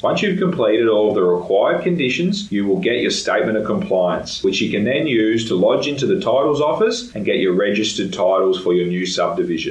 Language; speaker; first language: English; native; English